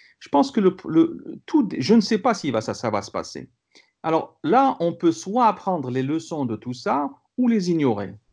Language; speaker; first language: French; non-native, local second language; Kabyle